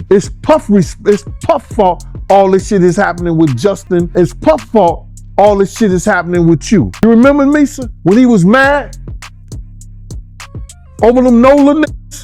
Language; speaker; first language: English; native; English